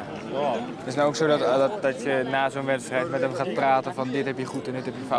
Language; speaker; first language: Dutch; native; Dutch